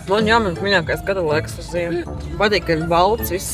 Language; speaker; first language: Latvian; native; Latvian